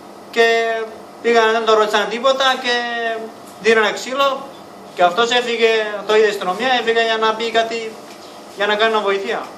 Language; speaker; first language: Greek; non-native, learner; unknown